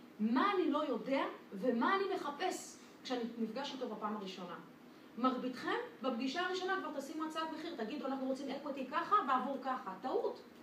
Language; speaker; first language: Hebrew; non-native, fluent; French